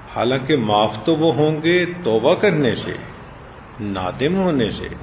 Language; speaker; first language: Urdu; non-native, local second language; Punjabi